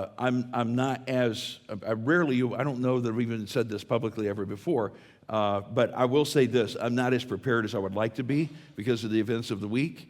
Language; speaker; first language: English; native; English